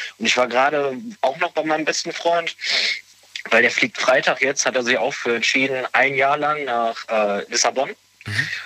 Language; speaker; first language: German; native; German